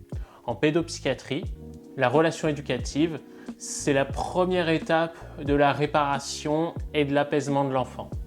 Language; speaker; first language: French; native; French